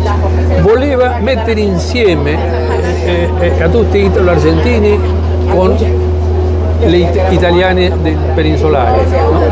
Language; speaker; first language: Italian; early bilingual, heritage; Spanish